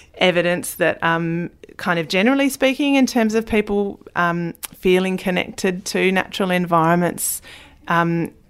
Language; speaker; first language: English; native; English